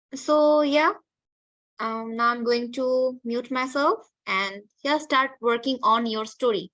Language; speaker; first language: English; non-native, fluent; Bangla